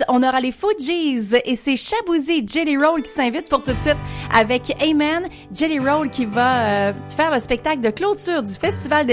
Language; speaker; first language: French; native; French